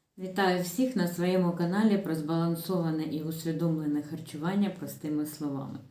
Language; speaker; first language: Ukrainian; non-native, local second language; Russian